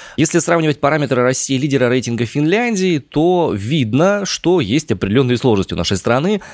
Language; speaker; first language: Russian; native; Russian